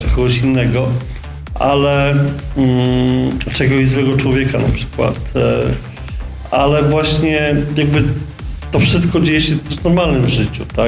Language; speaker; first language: Polish; native; Polish